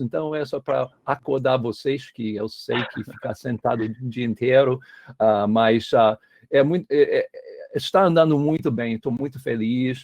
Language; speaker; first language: Portuguese; non-native, fluent; English